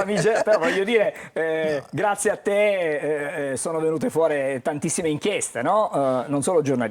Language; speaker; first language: Italian; native; Italian